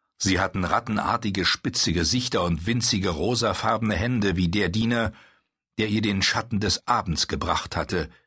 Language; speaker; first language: German; native; German